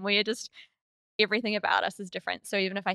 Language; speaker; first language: English; native; English